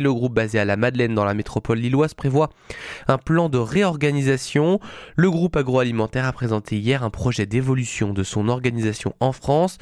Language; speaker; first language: French; native; French